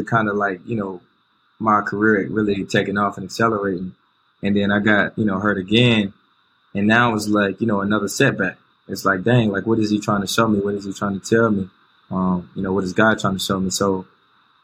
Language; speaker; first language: English; native; English